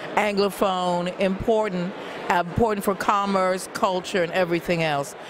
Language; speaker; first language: English; native; English